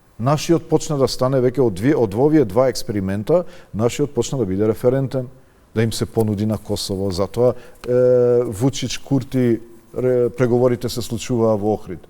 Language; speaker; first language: Macedonian; non-native, local second language; Albanian